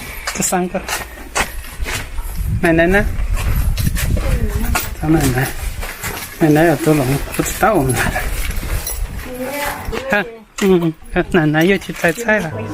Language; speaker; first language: Chinese; native; Chinese